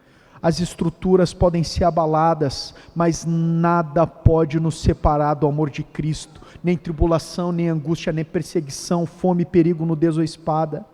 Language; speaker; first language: Portuguese; native; Portuguese